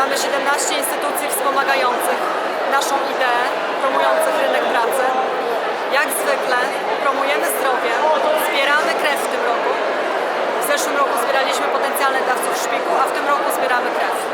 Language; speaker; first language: Polish; native; Polish